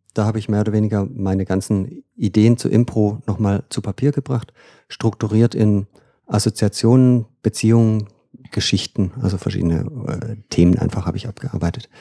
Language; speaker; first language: German; native; German